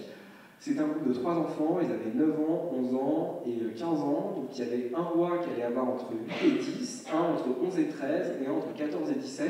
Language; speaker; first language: French; native; French